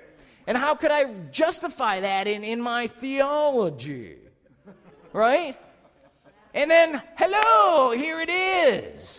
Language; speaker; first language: English; native; English